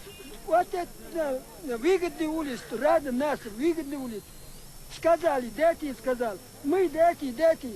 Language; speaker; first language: Russian; non-native, local second language; Chechen